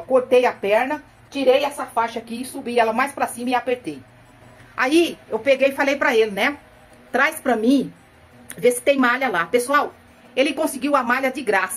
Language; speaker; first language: Portuguese; native; Portuguese